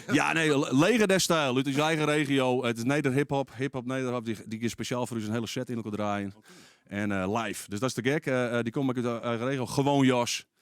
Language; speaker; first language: Dutch; non-native, local second language; Western Frisian